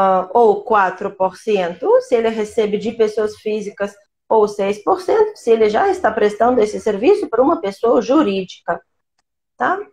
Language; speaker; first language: Portuguese; non-native, fluent; Russian